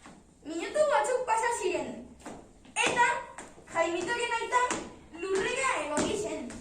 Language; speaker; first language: Basque; non-native, local second language; Spanish